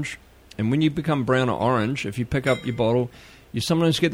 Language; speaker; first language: English; native; English